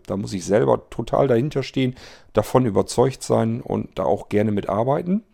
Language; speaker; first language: German; native; German